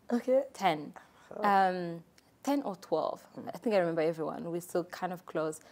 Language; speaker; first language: English; non-native, local second language; Kinyarwanda